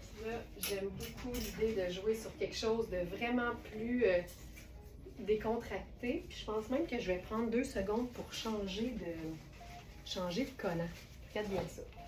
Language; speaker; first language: French; native; French